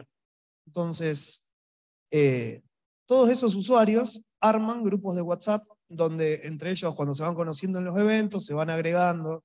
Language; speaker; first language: Spanish; native; Spanish